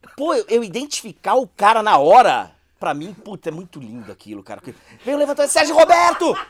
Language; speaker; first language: Portuguese; native; Portuguese